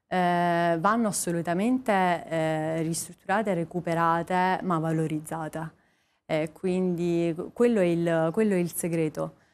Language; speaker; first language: Italian; native; Italian